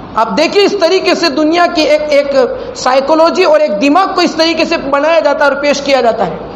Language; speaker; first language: Urdu; non-native, local second language; Gujarati